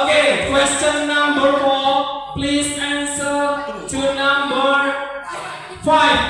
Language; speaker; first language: English; non-native, learner; Indonesian